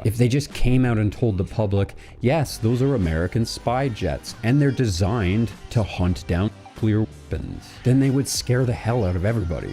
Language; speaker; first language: English; native; English